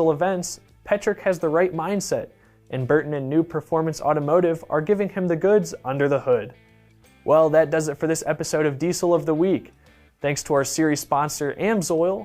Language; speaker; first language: English; native; English